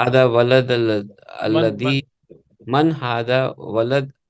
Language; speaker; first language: Arabic; non-native, learner; Urdu